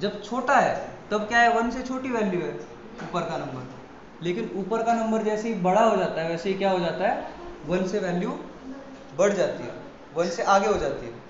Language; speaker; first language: Hindi; non-native, local second language; Marathi